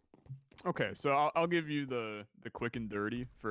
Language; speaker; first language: English; native; English